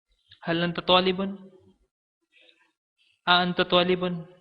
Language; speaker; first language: Arabic; non-native, fluent; Malayalam